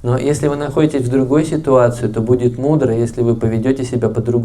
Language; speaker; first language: Russian; native; Russian